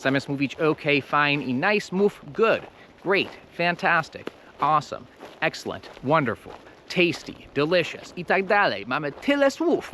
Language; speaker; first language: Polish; non-native, fluent; English